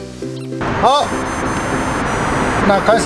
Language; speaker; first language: Chinese; non-native, fluent; Japanese